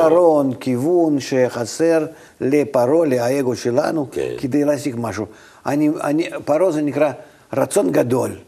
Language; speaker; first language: Hebrew; non-native, fluent; Russian